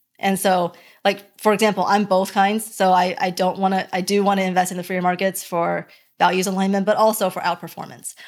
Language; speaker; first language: English; early bilingual, other home language; Chinese